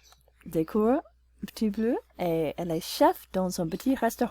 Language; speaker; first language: French; non-native, fluent; English